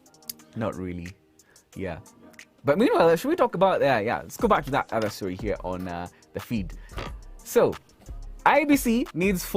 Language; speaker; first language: English; non-native, local second language; Swahili